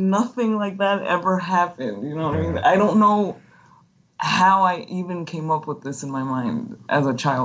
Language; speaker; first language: English; non-native, fluent; Spanish